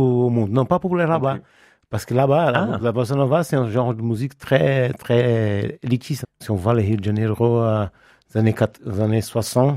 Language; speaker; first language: French; non-native, fluent; Portuguese